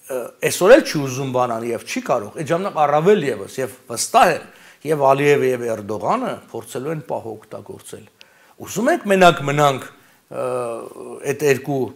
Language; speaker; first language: Armenian; native; Armenian